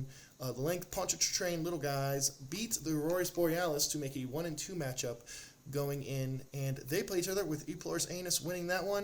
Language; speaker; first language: English; native; English